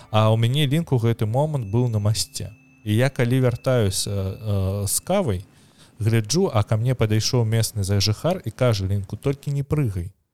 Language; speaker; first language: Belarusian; non-native, local second language; Russian